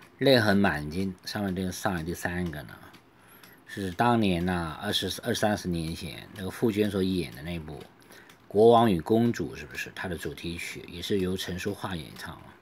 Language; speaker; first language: Chinese; native; Chinese